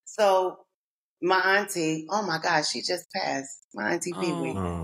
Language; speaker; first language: English; native; English